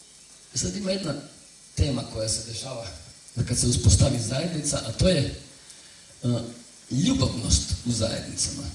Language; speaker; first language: Croatian; native; Croatian